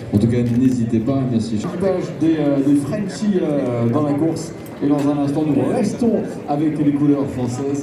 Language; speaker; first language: French; native; French